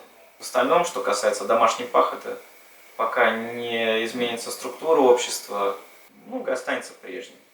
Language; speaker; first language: Russian; native; Russian